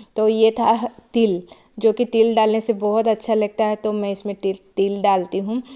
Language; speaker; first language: Hindi; non-native, local second language; Odia